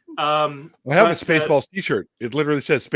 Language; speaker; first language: English; native; English